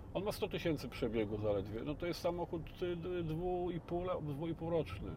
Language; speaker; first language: Polish; native; Polish